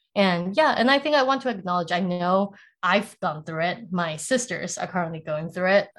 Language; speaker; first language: English; early bilingual, other home language; Chinese